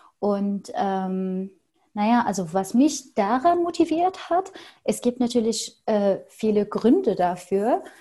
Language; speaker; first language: German; non-native, fluent; Arabic